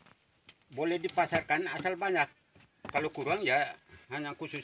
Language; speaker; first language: Indonesian; non-native, local second language; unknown